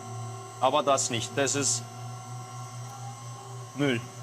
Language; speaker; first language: German; non-native, learner; Turkish